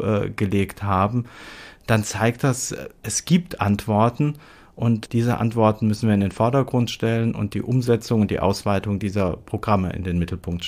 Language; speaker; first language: German; native; German